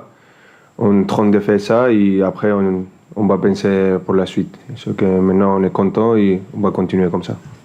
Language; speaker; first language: French; non-native, fluent; Spanish